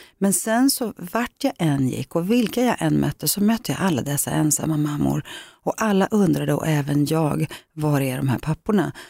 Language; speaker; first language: Swedish; early bilingual, other home language; Greek